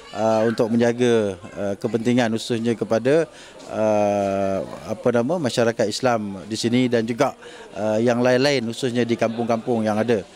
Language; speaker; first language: Malay; native; Malay